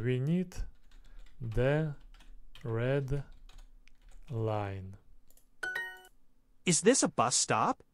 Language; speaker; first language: English; non-native, learner; Russian